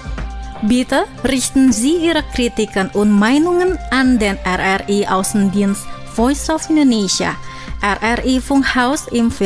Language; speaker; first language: German; non-native, fluent; Indonesian